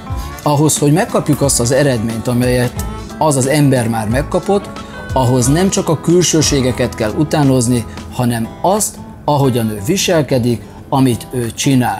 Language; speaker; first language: Hungarian; native; Hungarian